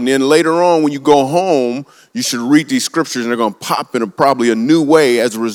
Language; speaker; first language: English; native; English